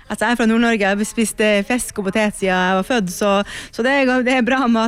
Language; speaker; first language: Norwegian; native; Norwegian